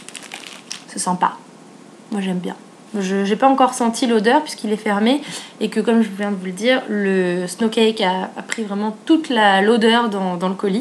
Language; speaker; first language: French; native; French